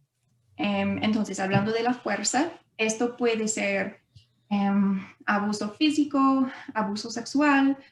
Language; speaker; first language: Spanish; non-native, fluent; English